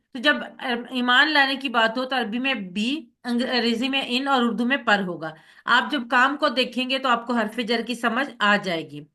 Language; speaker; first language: Urdu; native; Urdu